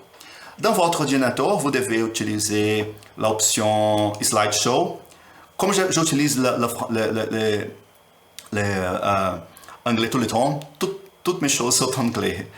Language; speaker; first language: French; non-native, learner; Portuguese